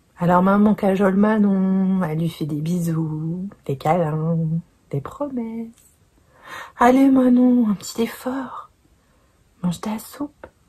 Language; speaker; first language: French; native; French